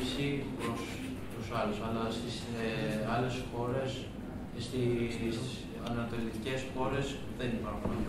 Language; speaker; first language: Greek; non-native, learner; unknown